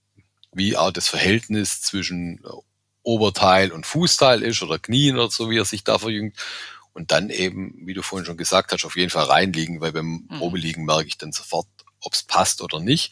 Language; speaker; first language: German; native; German